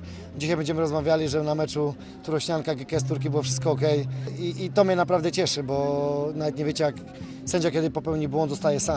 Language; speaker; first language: Polish; native; Polish